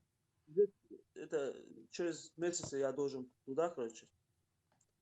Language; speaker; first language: Russian; non-native, local second language; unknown